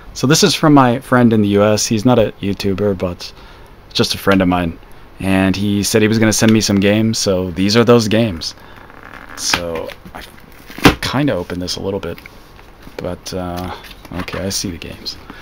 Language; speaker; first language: English; native; English